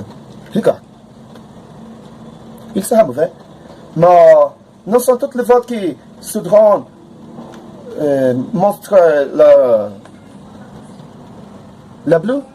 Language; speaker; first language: French; non-native, learner; Portuguese